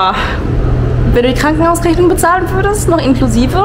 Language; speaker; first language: German; native; German